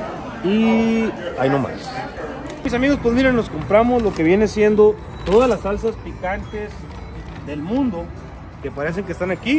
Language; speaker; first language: Spanish; native; Spanish